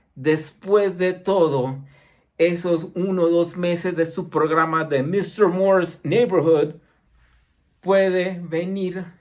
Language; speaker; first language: Spanish; early bilingual, heritage; Spanish